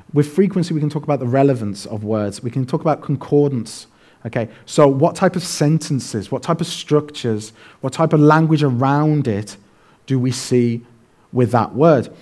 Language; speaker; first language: English; native; English